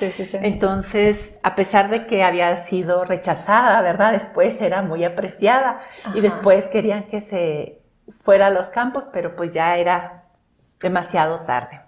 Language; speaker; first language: Spanish; non-native, local second language; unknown